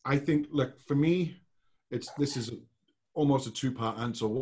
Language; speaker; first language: English; native; English